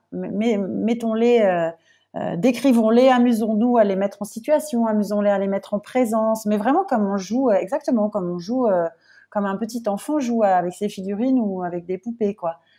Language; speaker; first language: French; native; French